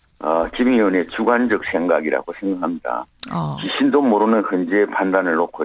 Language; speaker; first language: Korean; native; Korean